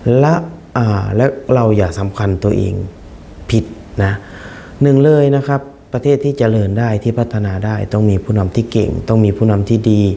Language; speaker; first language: Thai; non-native, fluent; Khmer